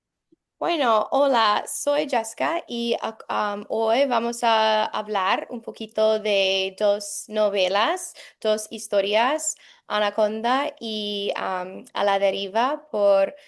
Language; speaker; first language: Spanish; non-native, fluent; English